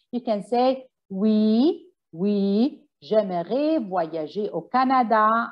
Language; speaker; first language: French; non-native, fluent; Arabic